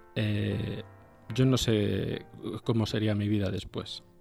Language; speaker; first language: Spanish; native; Spanish